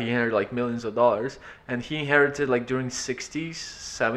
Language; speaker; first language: English; non-native, fluent; Ukrainian